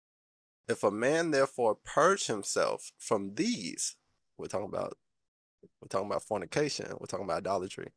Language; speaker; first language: English; native; English